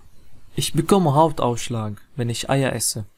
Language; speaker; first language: German; non-native, fluent; Arabic